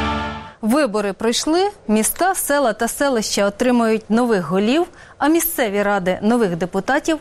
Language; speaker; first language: Ukrainian; native; Ukrainian